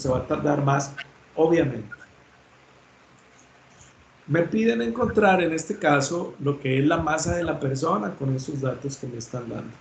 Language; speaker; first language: Spanish; native; Spanish